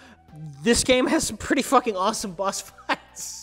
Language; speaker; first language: English; native; English